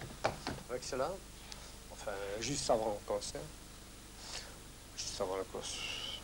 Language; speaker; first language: French; non-native, fluent; Hungarian